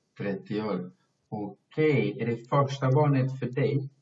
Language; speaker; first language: Swedish; non-native, fluent; Spanish